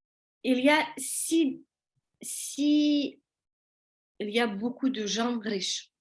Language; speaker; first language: French; non-native, learner; Russian